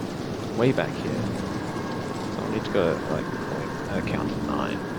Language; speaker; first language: English; native; English